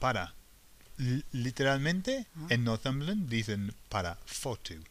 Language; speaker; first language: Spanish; non-native, fluent; English